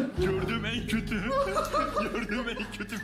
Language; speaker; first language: Turkish; native; Turkish